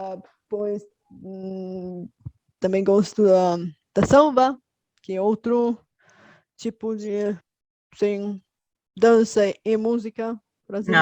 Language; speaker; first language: Portuguese; non-native, fluent; Bulgarian